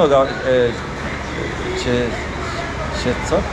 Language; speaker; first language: Russian; non-native, learner; Spanish